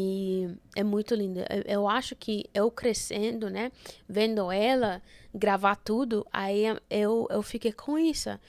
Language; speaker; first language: Portuguese; early bilingual, heritage; Portuguese